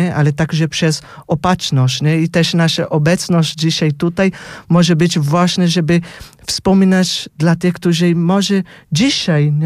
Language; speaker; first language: Polish; non-native, fluent; Portuguese